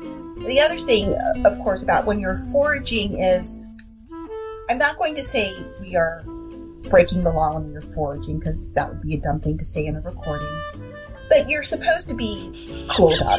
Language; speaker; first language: English; native; English